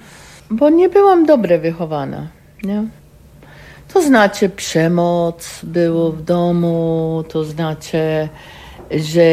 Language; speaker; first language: Polish; non-native, learner; English